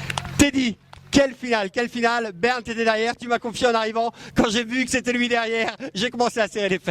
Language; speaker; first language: French; native; French